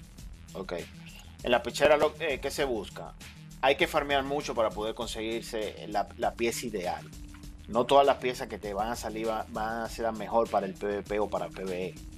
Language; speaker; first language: Spanish; native; Spanish